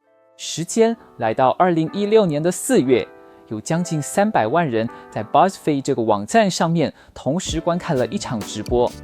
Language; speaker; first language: Chinese; native; Chinese